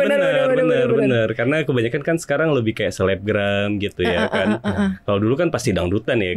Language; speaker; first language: Indonesian; native; Indonesian